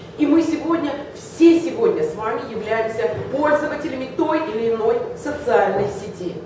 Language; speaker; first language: Russian; native; Russian